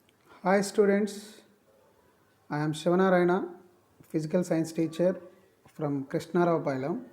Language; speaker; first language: English; non-native, local second language; Telugu